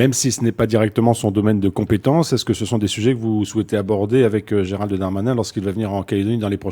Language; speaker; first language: French; native; French